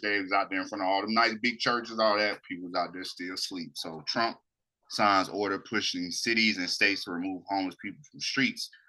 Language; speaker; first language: English; native; English